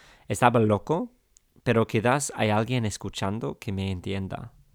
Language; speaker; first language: Spanish; non-native, fluent; English